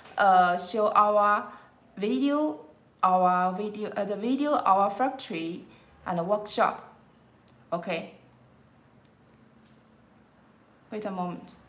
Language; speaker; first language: English; non-native, learner; Chinese